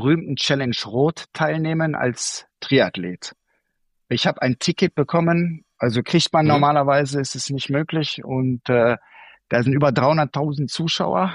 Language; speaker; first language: German; native; German